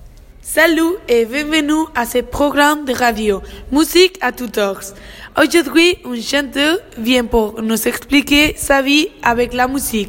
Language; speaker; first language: French; non-native, learner; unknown